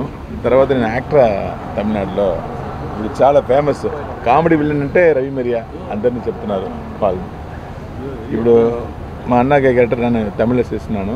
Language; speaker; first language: Telugu; non-native, learner; Tamil